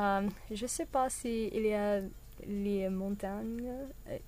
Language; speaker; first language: French; non-native, learner; English